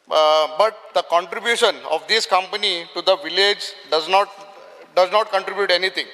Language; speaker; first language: English; non-native, local second language; Konkani